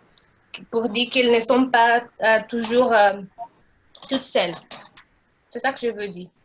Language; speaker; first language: French; non-native, local second language; Portuguese